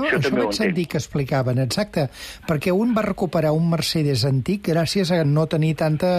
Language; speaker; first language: Catalan; native; Catalan